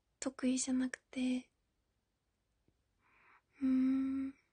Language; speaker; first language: Japanese; native; Japanese